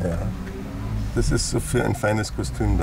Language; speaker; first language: German; native; German